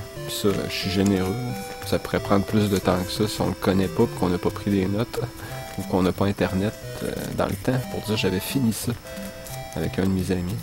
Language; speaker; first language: French; native; French